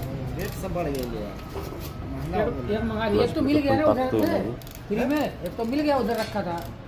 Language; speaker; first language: Hindi; non-native, local second language; Marathi